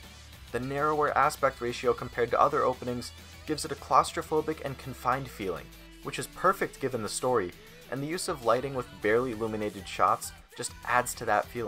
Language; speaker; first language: English; native; English